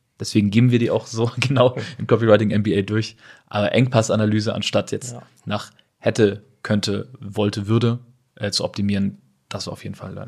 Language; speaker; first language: German; native; German